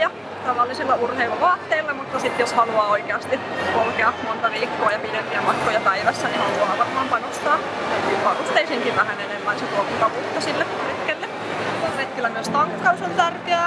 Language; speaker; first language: Finnish; native; Finnish